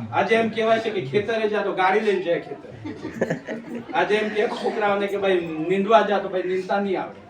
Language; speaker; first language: Gujarati; non-native, local second language; Vasavi